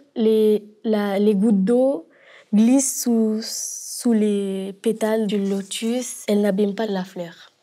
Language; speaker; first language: French; early bilingual, other home language; Bangla